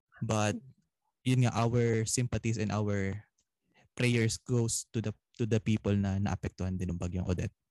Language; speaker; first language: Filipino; non-native, local second language; Bikol